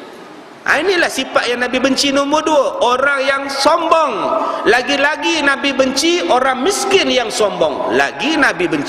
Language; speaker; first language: Malay; native; Malay